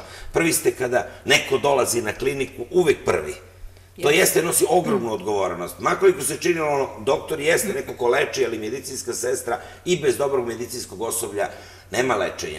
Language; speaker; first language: Serbian; native; Serbian